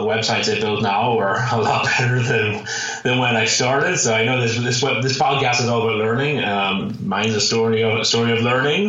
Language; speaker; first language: English; native; English